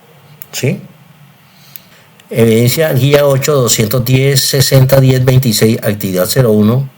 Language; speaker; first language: Spanish; native; Spanish